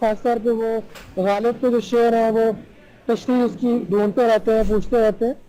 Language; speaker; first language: Urdu; native; Urdu